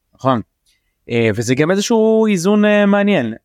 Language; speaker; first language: Hebrew; native; Hebrew